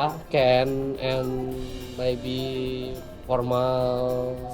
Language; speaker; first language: English; non-native, learner; Indonesian